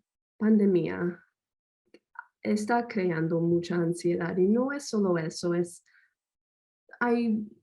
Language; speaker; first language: Spanish; non-native, fluent; English